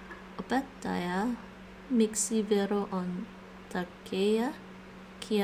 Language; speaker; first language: Finnish; non-native, learner; English